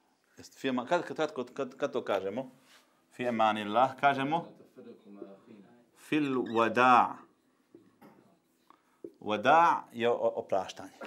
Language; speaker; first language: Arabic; non-native, fluent; Bosnian